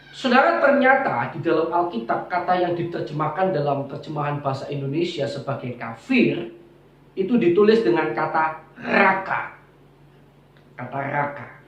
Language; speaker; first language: Indonesian; non-native, local second language; Javanese